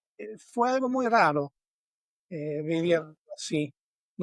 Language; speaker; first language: Spanish; non-native, fluent; German